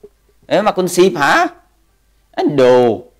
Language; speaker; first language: Vietnamese; native; Vietnamese